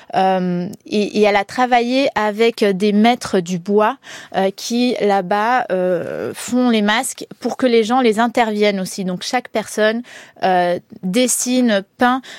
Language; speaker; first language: French; early bilingual, heritage; Spanish